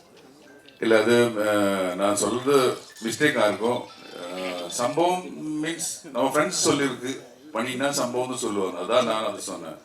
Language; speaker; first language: Tamil; non-native, learner; Malayalam